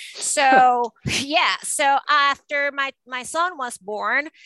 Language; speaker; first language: English; non-native, fluent; Spanish